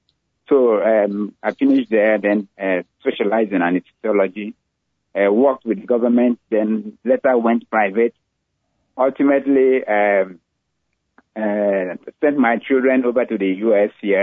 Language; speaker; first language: English; non-native, local second language; Igbo